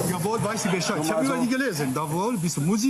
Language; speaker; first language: German; non-native, fluent; Kurdish